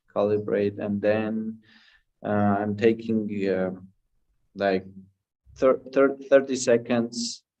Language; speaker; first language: English; non-native, fluent; Armenian